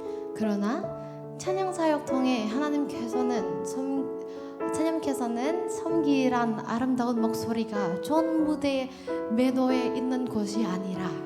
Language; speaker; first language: Korean; non-native, learner; Indonesian